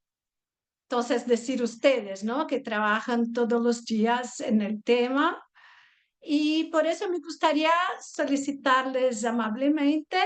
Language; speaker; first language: Spanish; non-native, fluent; Portuguese